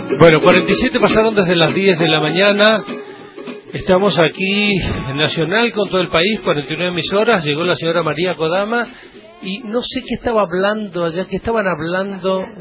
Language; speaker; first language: Spanish; native; Spanish